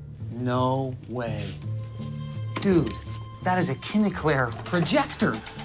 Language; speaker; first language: English; native; English